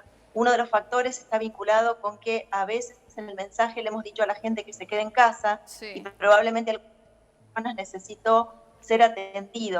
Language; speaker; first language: Spanish; native; Spanish